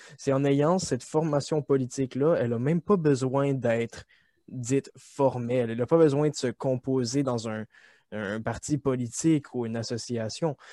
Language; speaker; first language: French; native; French